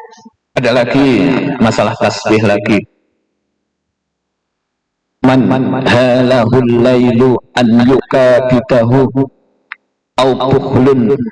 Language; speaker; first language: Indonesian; non-native, local second language; Javanese